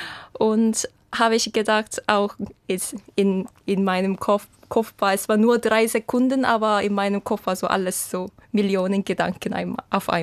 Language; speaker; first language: German; non-native, fluent; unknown